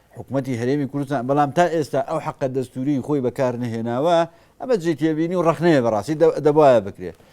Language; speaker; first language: Central Kurdish; native; Central Kurdish